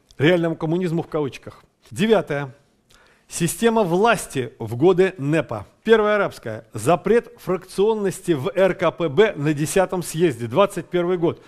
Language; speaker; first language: Russian; native; Russian